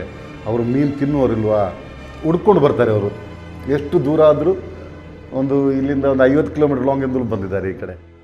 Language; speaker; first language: Kannada; non-native, local second language; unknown